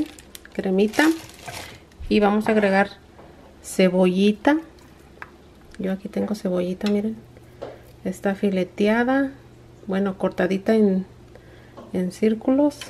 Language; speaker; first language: Spanish; native; Spanish